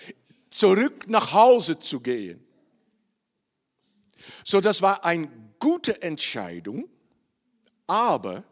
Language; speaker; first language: German; non-native, learner; Dutch